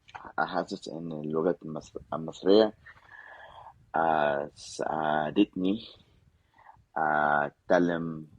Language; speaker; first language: Arabic; non-native, learner; Spanish